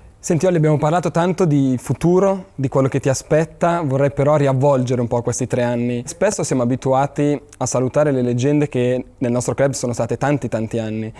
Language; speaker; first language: Italian; native; Italian